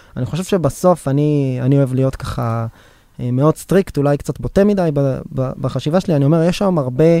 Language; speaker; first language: Hebrew; native; Hebrew